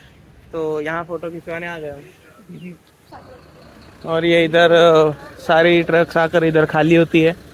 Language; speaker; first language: Hindi; native; Hindi